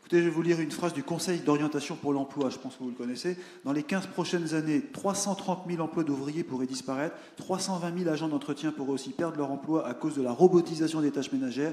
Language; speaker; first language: French; native; French